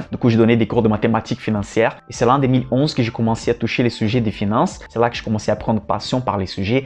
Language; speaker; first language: French; non-native, fluent; Portuguese